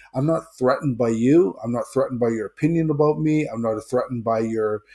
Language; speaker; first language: English; native; English